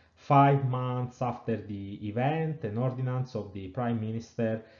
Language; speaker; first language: English; non-native, fluent; Italian